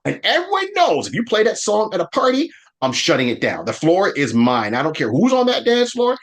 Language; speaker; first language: English; native; English